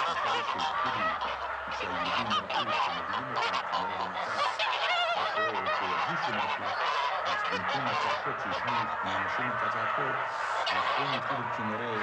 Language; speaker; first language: Hebrew; non-native, fluent; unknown